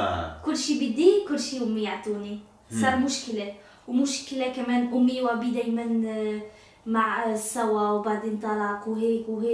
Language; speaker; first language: Arabic; non-native, learner; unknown